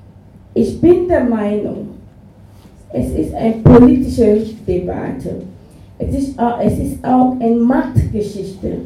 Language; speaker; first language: German; non-native, fluent; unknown